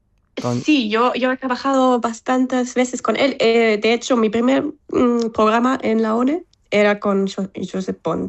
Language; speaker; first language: Spanish; non-native, fluent; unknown